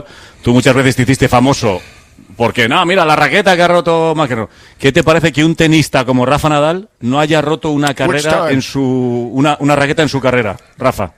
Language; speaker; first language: Spanish; native; Spanish